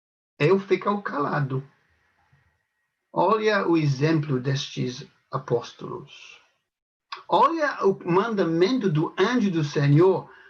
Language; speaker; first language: Portuguese; non-native, fluent; English